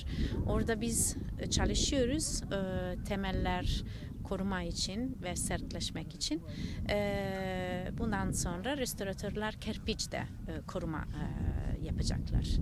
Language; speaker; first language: Turkish; non-native, learner; Italian